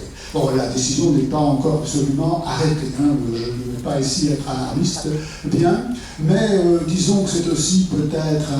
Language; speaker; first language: French; native; French